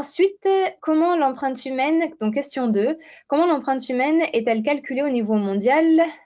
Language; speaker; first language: French; native; French